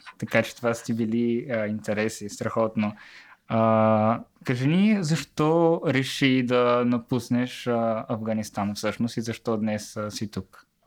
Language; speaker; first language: Bulgarian; native; Bulgarian